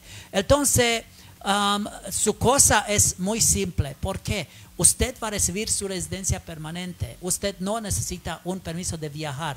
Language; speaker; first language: Spanish; non-native, learner; English